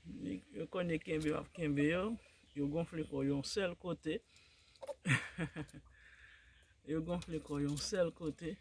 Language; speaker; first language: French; non-native, learner; Haitian Creole